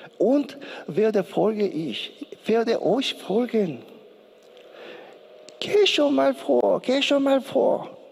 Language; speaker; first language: German; non-native, learner; Korean